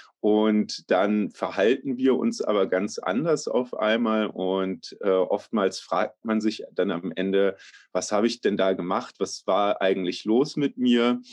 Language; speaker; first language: German; native; German